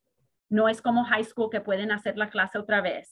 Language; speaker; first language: Spanish; early bilingual, heritage; Spanish